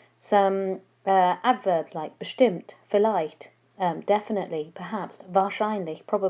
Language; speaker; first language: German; non-native, fluent; English